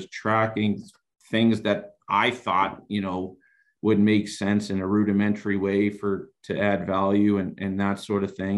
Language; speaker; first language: English; native; English